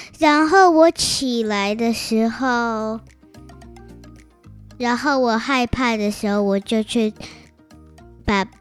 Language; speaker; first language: Chinese; early bilingual, heritage; Chinese